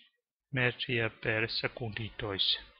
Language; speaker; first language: Finnish; non-native, learner; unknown